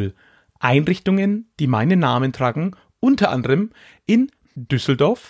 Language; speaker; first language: German; native; German